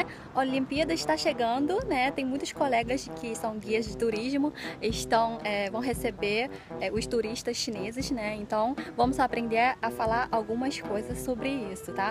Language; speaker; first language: Portuguese; non-native, fluent; Chinese